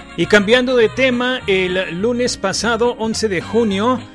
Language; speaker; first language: English; early bilingual, other home language; Spanish